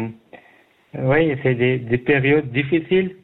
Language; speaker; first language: French; non-native, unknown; Persian